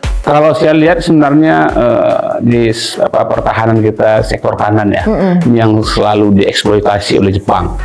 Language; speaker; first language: Indonesian; native; Indonesian